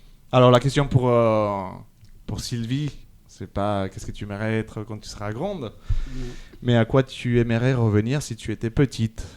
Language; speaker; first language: French; native; French